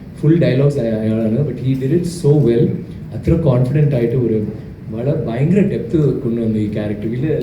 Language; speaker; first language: Malayalam; non-native, fluent; Tamil